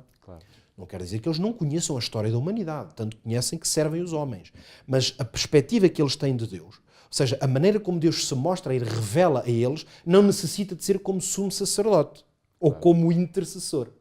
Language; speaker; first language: Portuguese; native; Portuguese